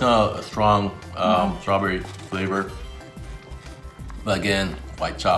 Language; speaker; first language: English; native; English